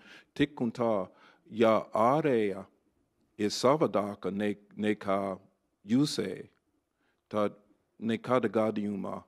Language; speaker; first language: Latvian; non-native, fluent; English